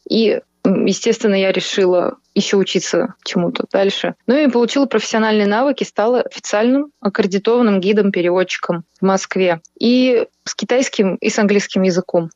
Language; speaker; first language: Russian; native; Russian